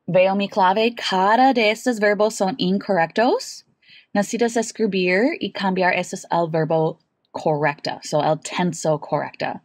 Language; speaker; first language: Spanish; non-native, fluent; English